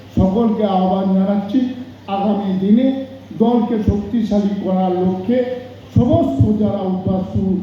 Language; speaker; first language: Bangla; non-native, local second language; Santali